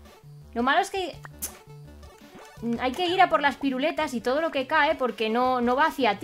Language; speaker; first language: Spanish; native; Spanish